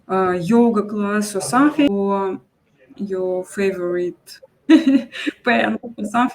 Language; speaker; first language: English; non-native, local second language; Russian